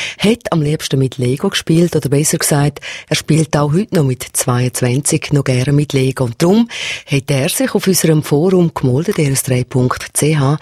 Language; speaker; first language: German; native; German